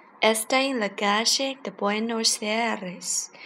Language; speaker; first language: Spanish; non-native, fluent; Chinese